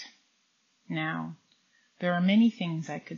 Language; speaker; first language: English; native; English